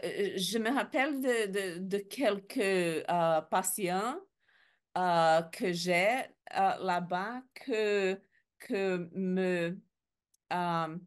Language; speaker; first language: French; non-native, learner; Portuguese